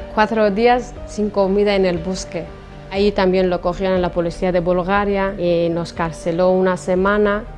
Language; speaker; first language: Spanish; non-native, learner; Persian